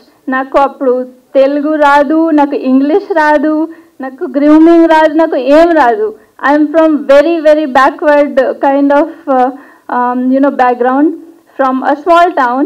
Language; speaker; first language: Telugu; non-native, learner; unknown